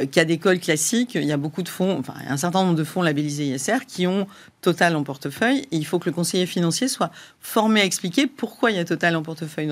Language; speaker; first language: French; native; French